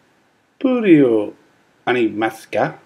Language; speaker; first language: Japanese; non-native, learner; English